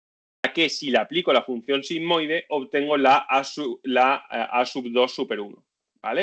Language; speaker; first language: Spanish; native; Spanish